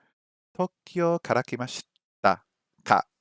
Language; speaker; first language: Japanese; non-native, learner; English